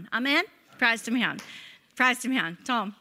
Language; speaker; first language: German; non-native, fluent; English